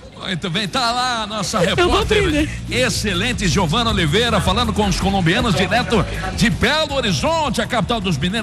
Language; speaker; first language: Portuguese; native; Portuguese